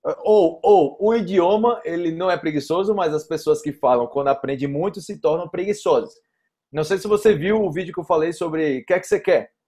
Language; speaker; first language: Portuguese; native; Portuguese